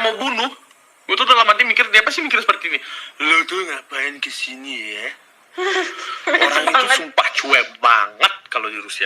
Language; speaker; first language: Indonesian; early bilingual, other home language; Russian